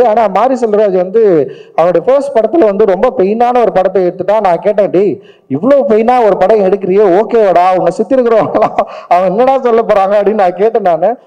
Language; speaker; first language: Tamil; native; Tamil